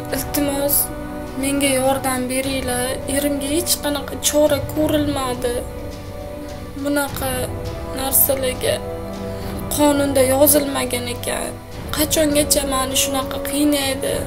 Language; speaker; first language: Uzbek; native; Uzbek